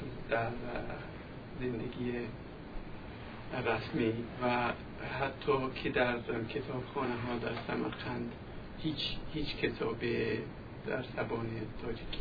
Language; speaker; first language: Persian; non-native, fluent; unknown